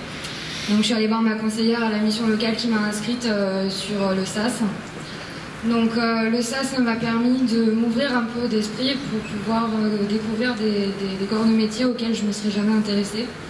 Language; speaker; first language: French; native; French